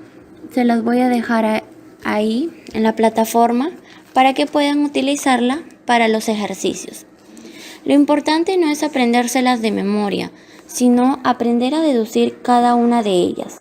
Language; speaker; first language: Spanish; native; Spanish